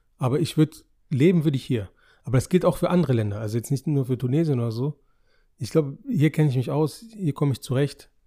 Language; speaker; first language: German; native; German